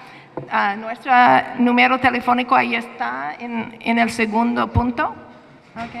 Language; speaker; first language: Spanish; non-native, fluent; English